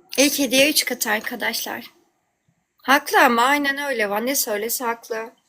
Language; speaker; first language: Turkish; native; Turkish